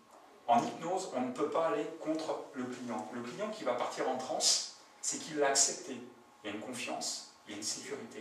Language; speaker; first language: French; native; French